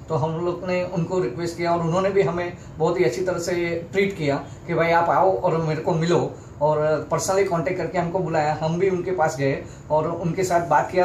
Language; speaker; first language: Hindi; native; Hindi